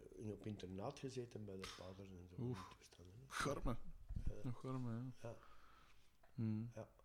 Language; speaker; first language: Dutch; native; Dutch